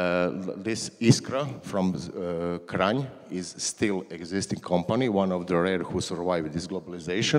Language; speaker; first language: English; non-native, learner; Croatian